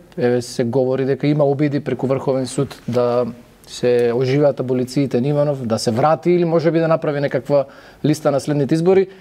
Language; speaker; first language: Macedonian; native; Macedonian